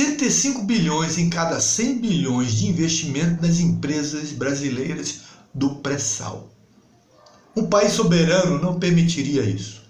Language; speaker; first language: Portuguese; native; Portuguese